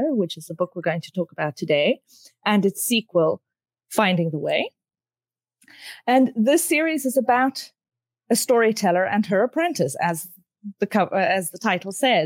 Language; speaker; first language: English; native; English